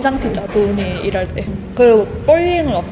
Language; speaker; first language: Korean; native; Korean